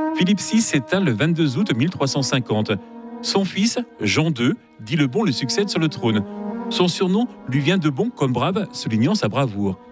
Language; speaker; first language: French; native; French